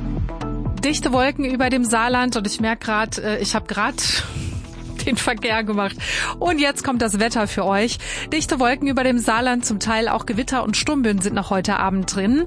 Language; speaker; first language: German; native; German